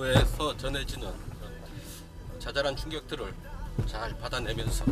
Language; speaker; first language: Korean; native; Korean